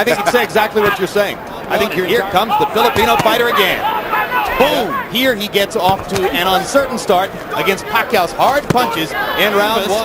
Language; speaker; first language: English; native; English